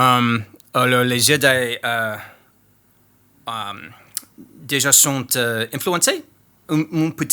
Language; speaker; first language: French; non-native, learner; English